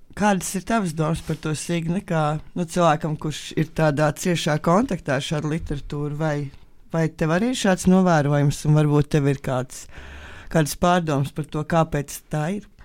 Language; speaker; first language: Latvian; native; Latvian